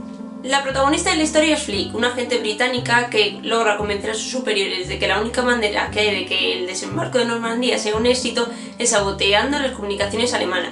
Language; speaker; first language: Spanish; native; Spanish